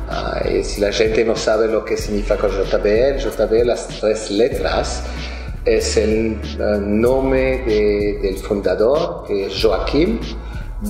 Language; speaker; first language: Spanish; non-native, fluent; French